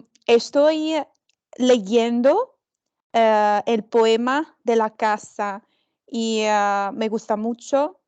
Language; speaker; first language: Spanish; non-native, learner; Chinese